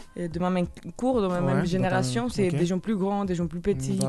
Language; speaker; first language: French; non-native, fluent; Spanish